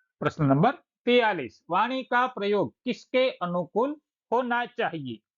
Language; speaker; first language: Hindi; non-native, local second language; Gujarati